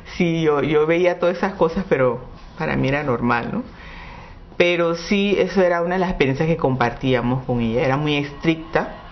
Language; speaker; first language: Spanish; non-native, local second language; English